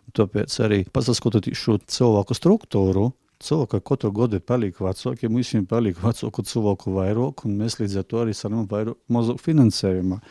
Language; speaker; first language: Latvian; non-native, local second language; Russian